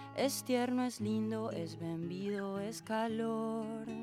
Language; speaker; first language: Spanish; native; Spanish